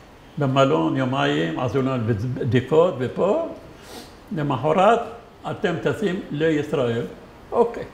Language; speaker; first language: Hebrew; non-native, fluent; Arabic